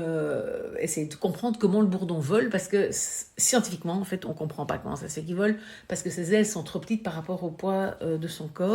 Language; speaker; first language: French; native; French